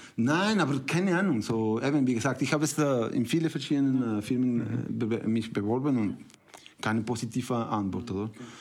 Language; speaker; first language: German; non-native, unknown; Spanish